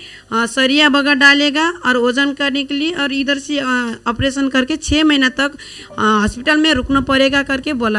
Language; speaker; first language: Hindi; non-native, local second language; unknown